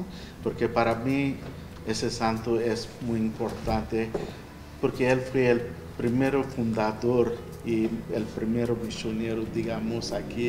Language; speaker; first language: Spanish; non-native, fluent; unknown